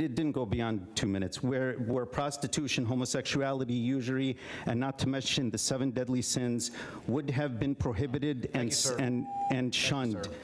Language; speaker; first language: English; early bilingual, other home language; Arabic